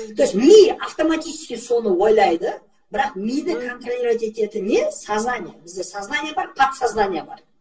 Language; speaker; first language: Russian; non-native, local second language; Kazakh